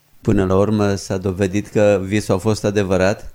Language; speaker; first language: Romanian; native; Romanian